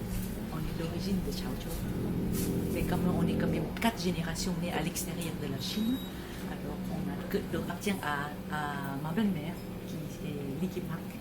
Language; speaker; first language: French; early bilingual, other home language; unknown